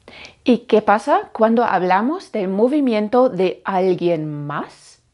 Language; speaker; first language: Spanish; non-native, fluent; German